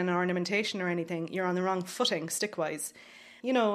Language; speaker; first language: English; native; English